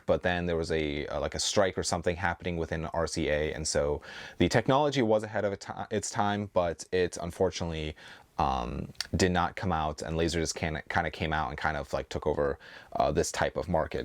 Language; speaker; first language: English; native; English